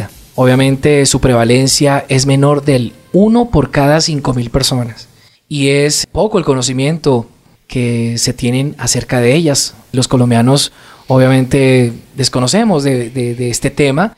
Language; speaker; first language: Spanish; native; Spanish